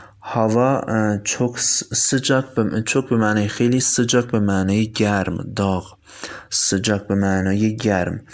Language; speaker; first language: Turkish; non-native, fluent; Persian